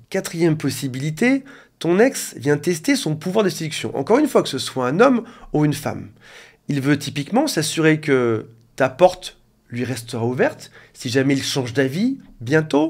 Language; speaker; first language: French; native; French